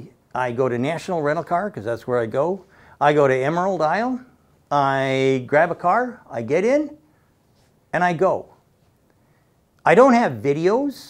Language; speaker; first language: English; native; English